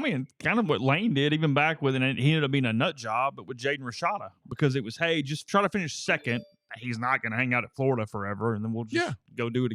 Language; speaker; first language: English; native; English